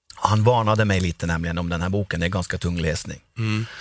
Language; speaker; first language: Swedish; non-native, fluent; Norwegian